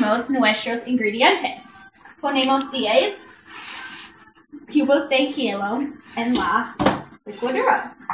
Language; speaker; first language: Spanish; non-native, learner; English